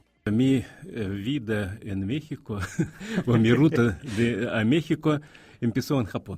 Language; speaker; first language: Spanish; non-native, fluent; Russian